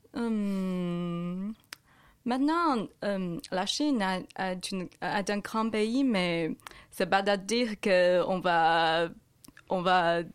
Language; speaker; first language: French; non-native, fluent; Chinese